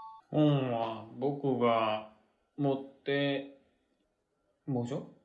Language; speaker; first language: Japanese; non-native, learner; Korean